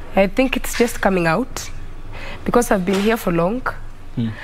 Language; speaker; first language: English; non-native, local second language; Luo (Kenya and Tanzania)